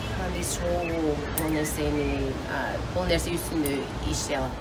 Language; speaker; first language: Kyrgyz; non-native, learner; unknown